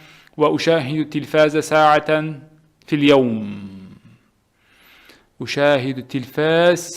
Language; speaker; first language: Arabic; non-native, fluent; Uzbek